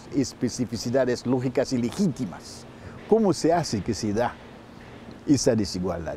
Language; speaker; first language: Spanish; non-native, fluent; Haitian Creole